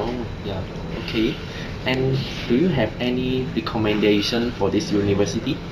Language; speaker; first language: English; non-native, local second language; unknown